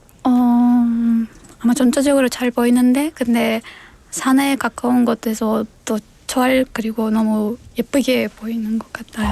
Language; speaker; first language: Korean; non-native, fluent; Kyrgyz